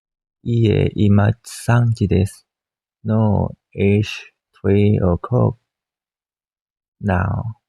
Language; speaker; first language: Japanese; non-native, learner; Thai